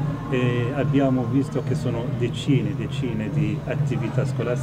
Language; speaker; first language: Italian; non-native, fluent; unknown